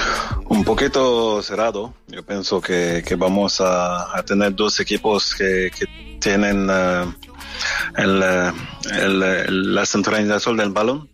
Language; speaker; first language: Spanish; non-native, learner; French